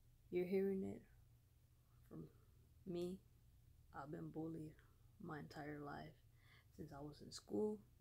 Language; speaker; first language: English; early bilingual, other home language; Spanish